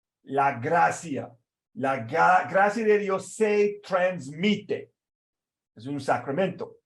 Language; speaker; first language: Spanish; non-native, fluent; English